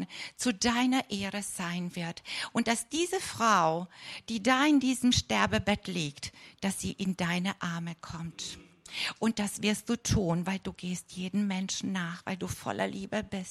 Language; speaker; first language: German; non-native, fluent; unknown